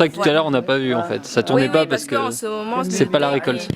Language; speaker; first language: French; native; French